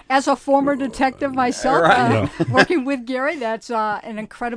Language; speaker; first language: English; native; English